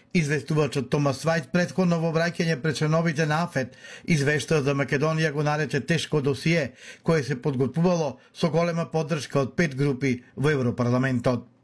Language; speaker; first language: Macedonian; native; Macedonian